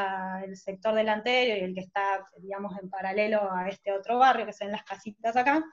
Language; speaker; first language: Spanish; native; Spanish